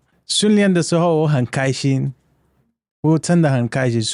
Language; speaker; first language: Chinese; non-native, learner; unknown